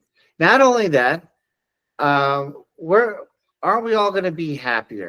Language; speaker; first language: English; native; English